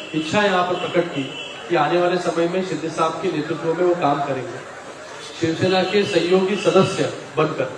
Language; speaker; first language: Hindi; non-native, local second language; Marathi